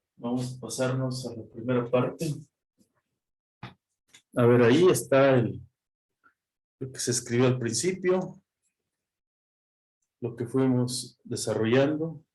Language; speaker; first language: Spanish; native; Spanish